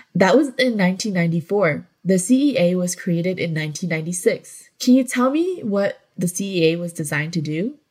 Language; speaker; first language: English; native; English